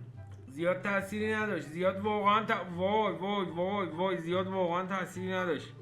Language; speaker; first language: Persian; native; Persian